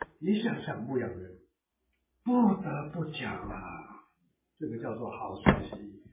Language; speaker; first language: Chinese; non-native, local second language; Cantonese